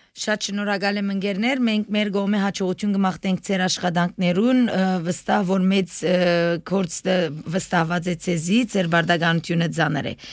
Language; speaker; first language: Armenian; early bilingual, heritage; Armenian